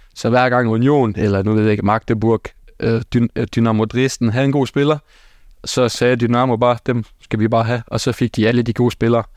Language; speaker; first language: Danish; early bilingual, other home language; German